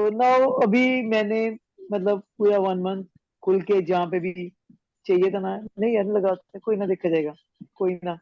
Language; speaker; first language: Hindi; native; Hindi